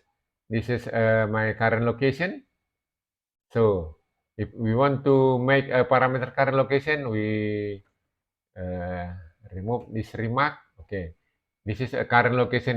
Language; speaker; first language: English; non-native, learner; Indonesian